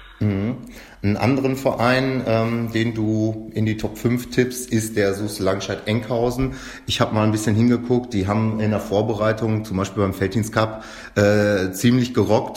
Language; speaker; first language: German; native; German